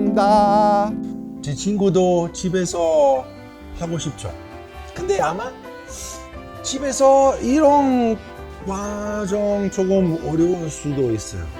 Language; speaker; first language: Korean; non-native, learner; Italian